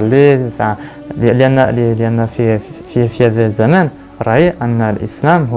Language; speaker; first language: Arabic; non-native, learner; French